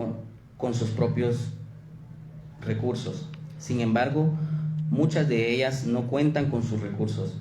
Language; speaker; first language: Spanish; native; Spanish